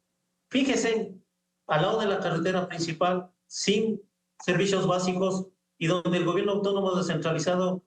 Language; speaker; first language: Spanish; native; Spanish